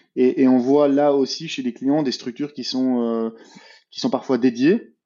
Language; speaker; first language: French; native; French